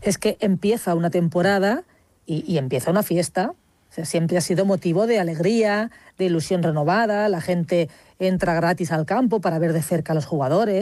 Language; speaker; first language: Spanish; native; Spanish